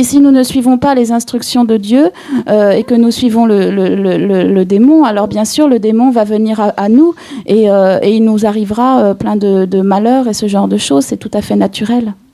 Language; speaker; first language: French; native; French